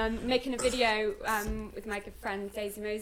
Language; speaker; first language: English; native; English